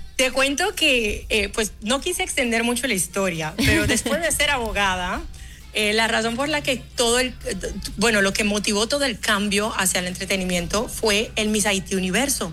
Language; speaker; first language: Spanish; early bilingual, other home language; Haitian Creole